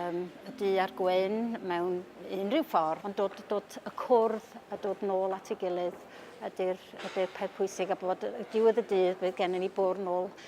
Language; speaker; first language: Welsh; native; Welsh